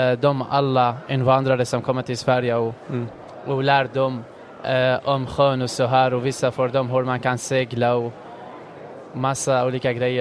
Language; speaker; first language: Swedish; non-native, fluent; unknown